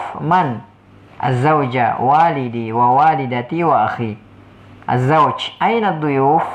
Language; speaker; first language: Arabic; non-native, fluent; Indonesian